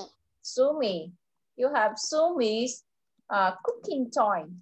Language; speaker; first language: English; non-native, fluent; Vietnamese